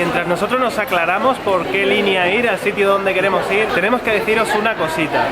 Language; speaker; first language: Spanish; native; Spanish